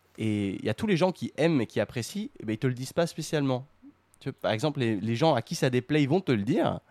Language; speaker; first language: French; native; French